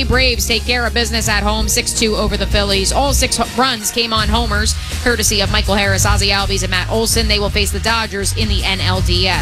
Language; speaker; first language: English; native; English